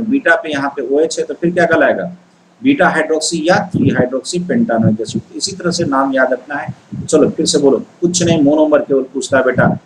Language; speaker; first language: Hindi; native; Hindi